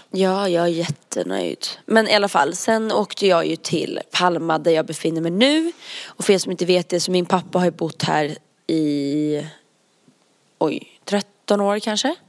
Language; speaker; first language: Swedish; native; Swedish